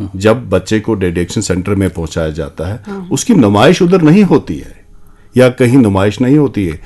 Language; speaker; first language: Urdu; non-native, local second language; Kashmiri